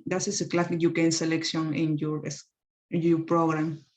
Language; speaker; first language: English; non-native, learner; Spanish